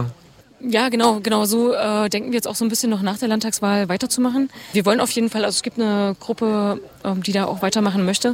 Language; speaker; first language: German; native; German